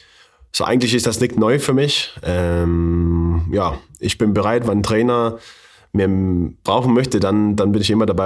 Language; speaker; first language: German; non-native, learner; Faroese